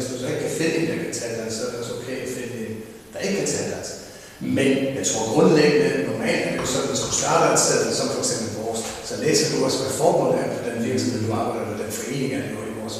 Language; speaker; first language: Danish; native; Danish